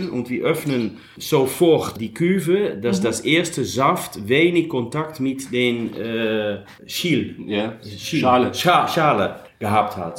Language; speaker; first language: German; non-native, learner; Dutch